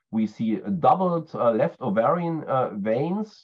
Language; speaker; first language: English; non-native, fluent; German